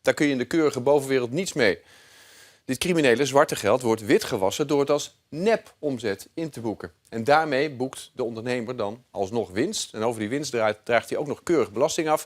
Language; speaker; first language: Dutch; native; Dutch